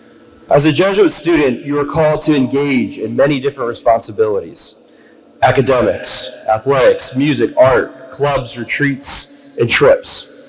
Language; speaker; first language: English; native; English